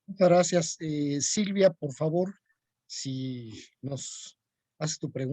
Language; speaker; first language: Spanish; native; Spanish